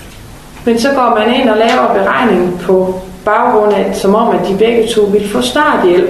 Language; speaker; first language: Danish; native; Danish